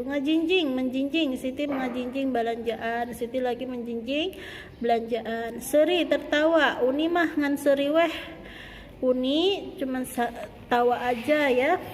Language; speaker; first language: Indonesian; non-native, local second language; Sundanese